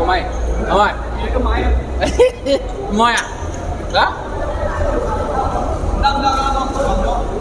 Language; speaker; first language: Chinese; early bilingual, heritage; Chinese